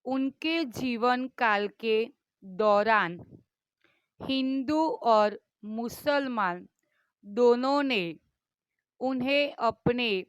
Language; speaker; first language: Hindi; non-native, local second language; Gujarati